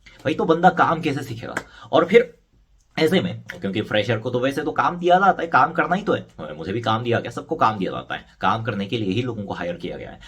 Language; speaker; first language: Hindi; non-native, fluent; Korean